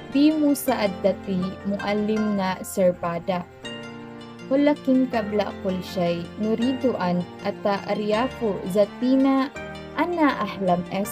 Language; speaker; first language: Arabic; non-native, learner; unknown